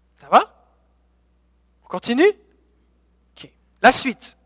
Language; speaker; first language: French; native; French